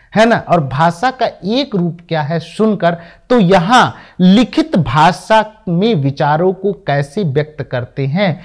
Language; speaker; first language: Hindi; native; Hindi